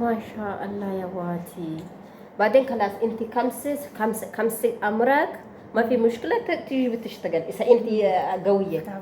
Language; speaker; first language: Arabic; non-native, learner; Oromo